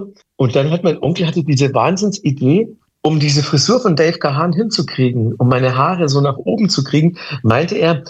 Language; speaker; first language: German; native; German